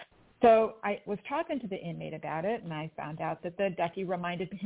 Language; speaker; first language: English; native; English